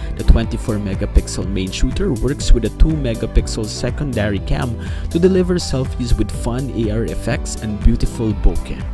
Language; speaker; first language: English; non-native, local second language; Filipino